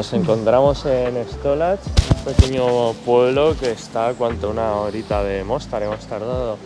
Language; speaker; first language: Spanish; native; Spanish